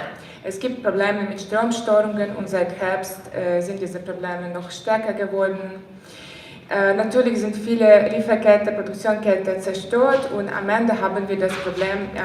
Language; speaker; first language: German; non-native, fluent; Ukrainian